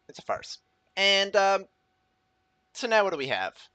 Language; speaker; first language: English; native; English